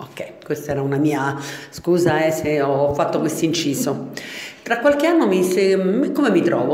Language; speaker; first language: Italian; native; Italian